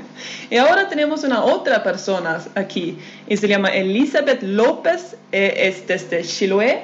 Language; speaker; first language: Spanish; non-native, learner; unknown